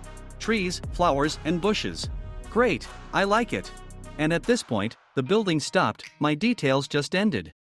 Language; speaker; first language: English; non-native, fluent; Russian